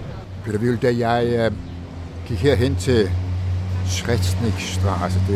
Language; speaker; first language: Danish; native; Danish